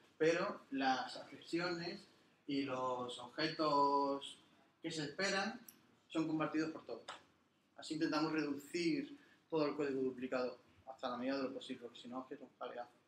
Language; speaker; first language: Spanish; native; Spanish